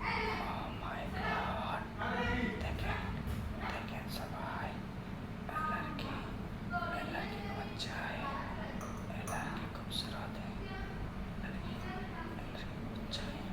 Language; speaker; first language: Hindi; non-native, learner; Bangla